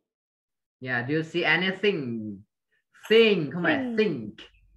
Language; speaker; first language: English; non-native, fluent; Vietnamese